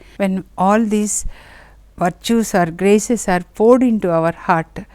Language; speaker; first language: English; non-native, local second language; Telugu